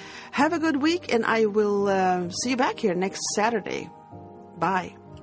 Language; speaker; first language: English; non-native, fluent; Swedish